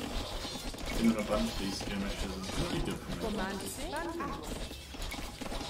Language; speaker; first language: English; native; English